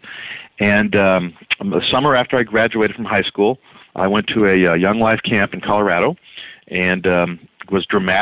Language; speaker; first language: English; native; English